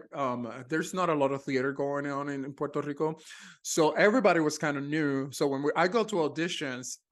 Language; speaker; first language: English; non-native, fluent; Spanish